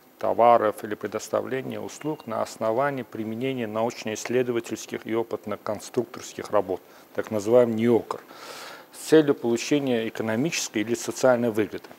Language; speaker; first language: Russian; non-native, local second language; Azerbaijani